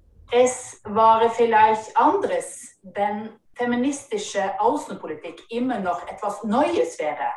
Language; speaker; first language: German; non-native, fluent; Norwegian